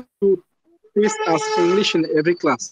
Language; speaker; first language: English; non-native, learner; Bangla